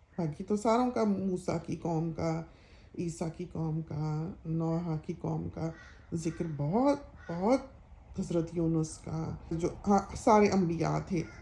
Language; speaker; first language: Urdu; native; Urdu